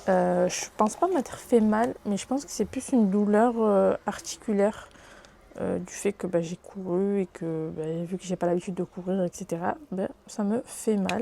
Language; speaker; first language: French; native; French